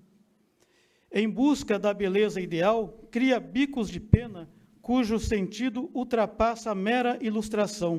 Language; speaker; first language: Portuguese; native; Portuguese